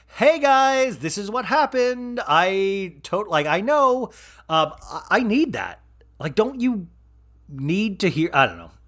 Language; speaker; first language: English; native; English